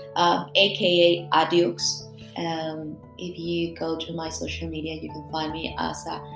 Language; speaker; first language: English; non-native, fluent; Spanish